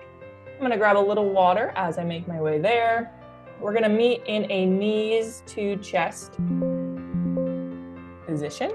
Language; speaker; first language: English; native; English